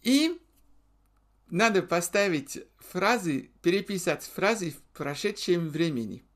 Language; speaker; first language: Russian; non-native, fluent; French